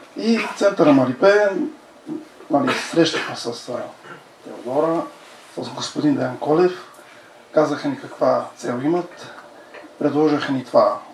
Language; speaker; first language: Bulgarian; non-native, local second language; Romany